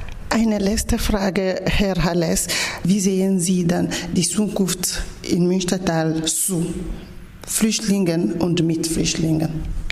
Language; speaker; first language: German; non-native, learner; Ewe